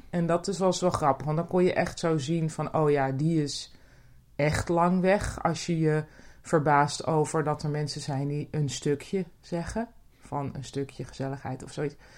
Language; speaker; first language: Dutch; native; Dutch